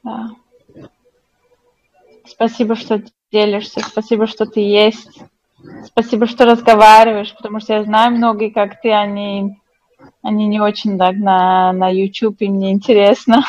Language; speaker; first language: Russian; non-native, fluent; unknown